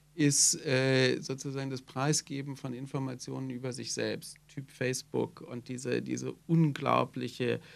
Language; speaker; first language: German; native; German